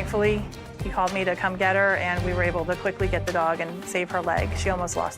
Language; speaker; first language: English; native; English